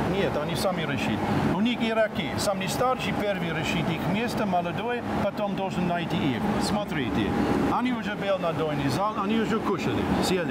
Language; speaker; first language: Russian; non-native, fluent; English